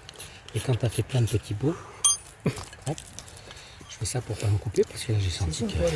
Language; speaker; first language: French; native; French